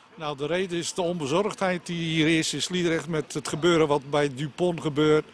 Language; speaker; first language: Dutch; native; Dutch